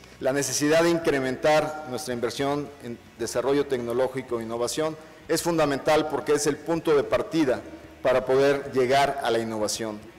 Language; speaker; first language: Spanish; native; Spanish